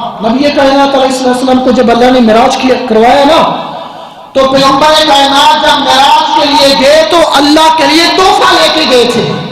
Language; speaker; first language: Urdu; non-native, local second language; Punjabi